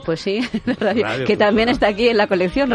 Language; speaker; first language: Spanish; native; Spanish